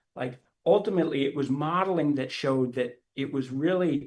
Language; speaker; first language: English; native; English